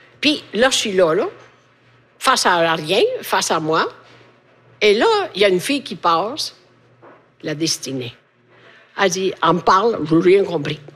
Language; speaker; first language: French; non-native, fluent; Italian